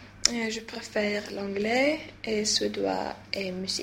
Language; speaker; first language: French; non-native, learner; Swedish